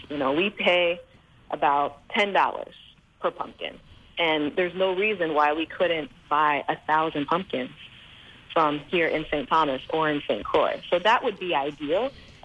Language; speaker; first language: English; native; English